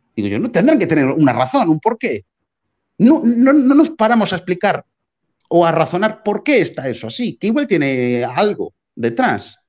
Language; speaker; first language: Spanish; native; Spanish